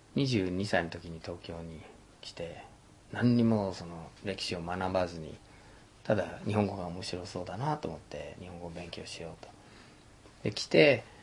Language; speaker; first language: Japanese; non-native, fluent; English